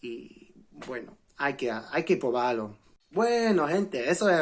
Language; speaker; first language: Spanish; non-native, fluent; English